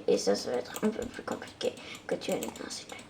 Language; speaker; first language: French; native; French